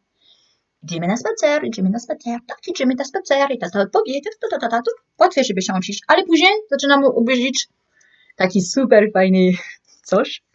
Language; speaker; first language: Polish; non-native, learner; French